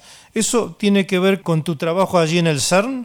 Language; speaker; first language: Spanish; native; Spanish